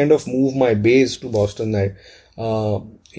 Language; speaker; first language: English; non-native, local second language; Marathi